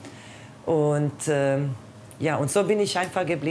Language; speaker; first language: German; non-native, fluent; Croatian